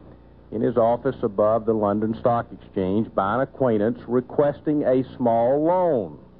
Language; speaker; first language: English; native; English